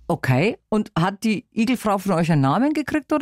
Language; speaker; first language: German; native; German